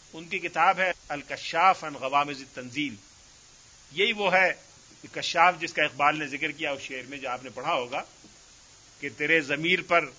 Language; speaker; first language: Urdu; native; Urdu